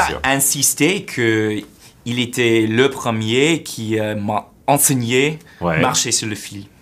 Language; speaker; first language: French; non-native, fluent; English